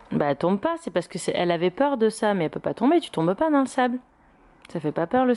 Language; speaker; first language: French; native; French